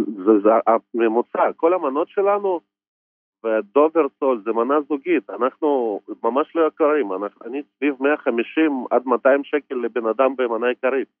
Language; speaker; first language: Hebrew; non-native, fluent; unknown